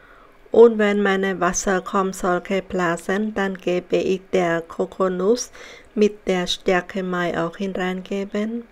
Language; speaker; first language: German; non-native, learner; Khmer